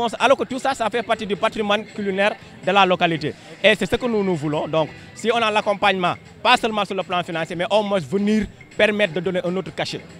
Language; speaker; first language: French; non-native, local second language; Wolof